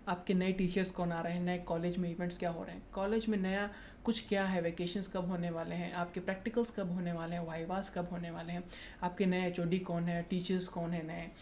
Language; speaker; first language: Hindi; non-native, local second language; Marathi